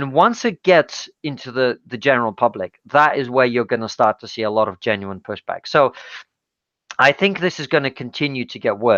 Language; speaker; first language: English; non-native, fluent; Russian